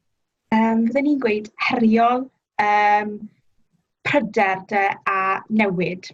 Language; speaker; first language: Welsh; native; Welsh